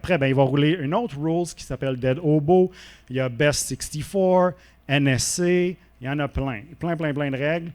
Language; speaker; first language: French; native; French